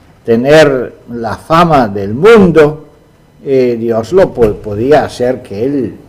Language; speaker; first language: Spanish; non-native, fluent; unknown